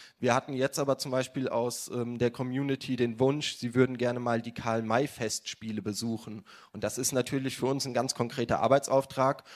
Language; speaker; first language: German; native; German